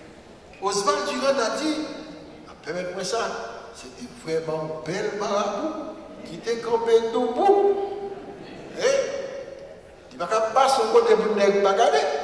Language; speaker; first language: French; non-native, local second language; Haitian Creole